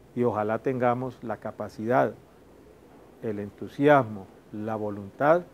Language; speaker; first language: Spanish; native; Spanish